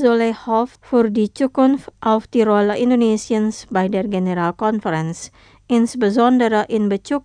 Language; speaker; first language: German; non-native, fluent; Indonesian